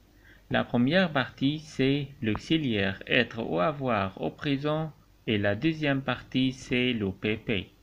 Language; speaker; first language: French; non-native, fluent; Arabic